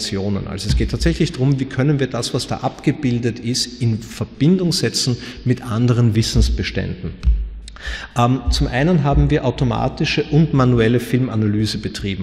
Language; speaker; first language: German; native; German